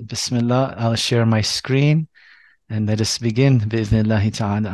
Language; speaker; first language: English; native; English